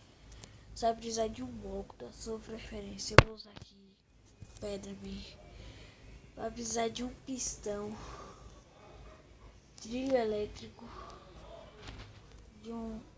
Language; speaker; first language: Portuguese; native; Portuguese